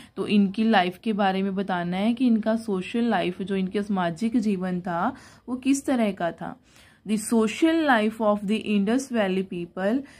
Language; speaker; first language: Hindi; non-native, local second language; Punjabi